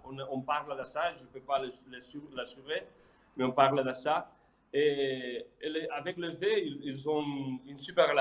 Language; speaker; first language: French; non-native, fluent; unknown